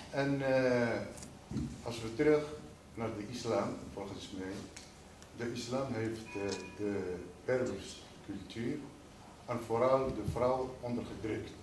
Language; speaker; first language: Dutch; early bilingual, other home language; Riffian